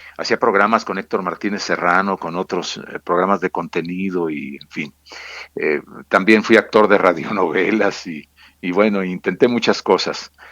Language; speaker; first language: Spanish; native; Spanish